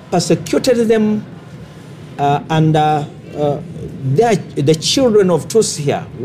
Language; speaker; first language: English; non-native, local second language; Kinyarwanda